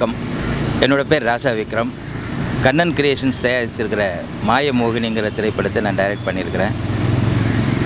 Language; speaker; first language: Tamil; native; Tamil